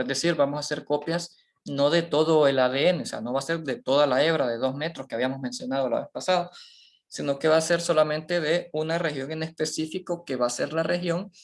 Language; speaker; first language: Spanish; native; Spanish